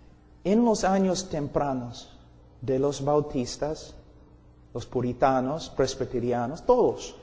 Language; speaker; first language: Spanish; non-native, fluent; English